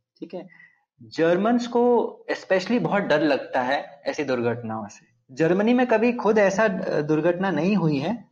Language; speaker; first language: Hindi; non-native, local second language; Telugu